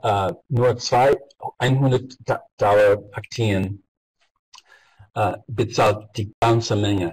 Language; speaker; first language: German; non-native, fluent; English